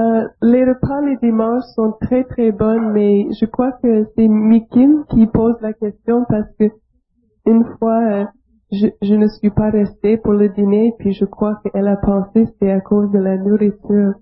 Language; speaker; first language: French; non-native, fluent; English